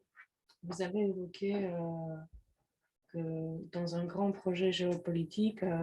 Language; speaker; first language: French; non-native, fluent; Polish